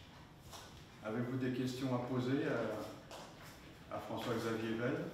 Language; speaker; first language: French; native; French